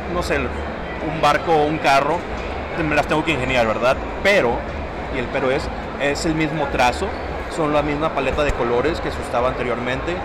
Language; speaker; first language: Spanish; early bilingual, heritage; Spanish